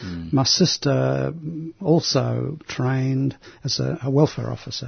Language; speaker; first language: English; non-native, local second language; Greek